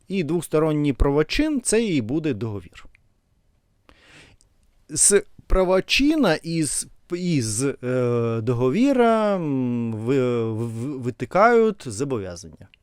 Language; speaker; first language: Ukrainian; non-native, learner; Russian